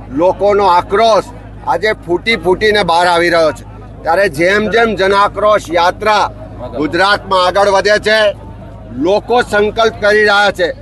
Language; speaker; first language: Gujarati; native; Gujarati